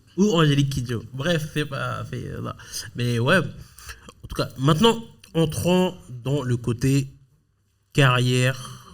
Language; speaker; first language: French; native; French